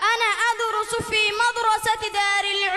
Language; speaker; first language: Arabic; non-native, learner; Urdu